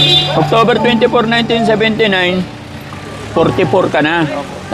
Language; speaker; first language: Filipino; native; Filipino